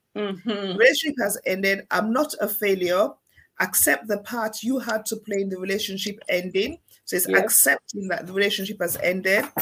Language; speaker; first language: English; non-native, local second language; Krio